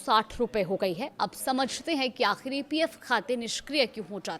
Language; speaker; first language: Hindi; native; Hindi